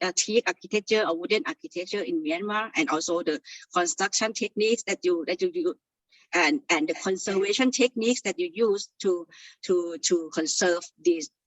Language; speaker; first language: English; non-native, fluent; Thai